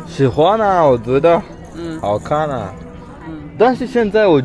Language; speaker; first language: Chinese; non-native, learner; Rundi